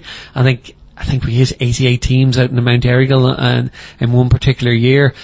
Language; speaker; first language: English; native; English